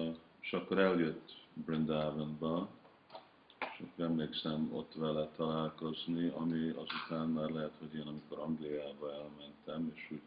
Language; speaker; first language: Hungarian; early bilingual, heritage; Hungarian